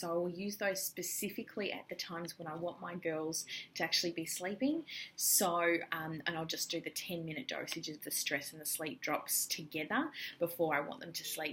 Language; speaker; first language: English; native; English